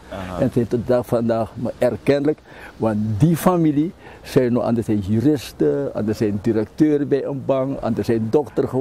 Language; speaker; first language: Dutch; non-native, local second language; Javanese